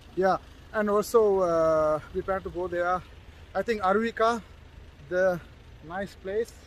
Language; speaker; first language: English; non-native, learner; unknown